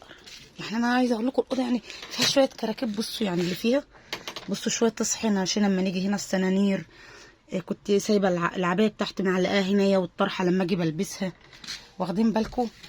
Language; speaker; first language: Arabic; native; Arabic